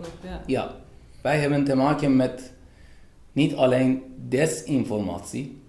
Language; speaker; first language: Dutch; non-native, fluent; Persian